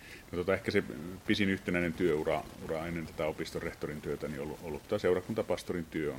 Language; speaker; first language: Finnish; native; Finnish